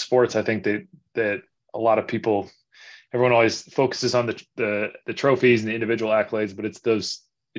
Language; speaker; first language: English; native; English